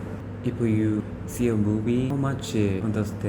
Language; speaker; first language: English; non-native, learner; Korean